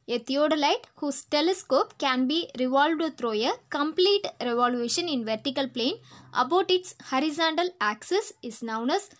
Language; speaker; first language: English; non-native, local second language; Tamil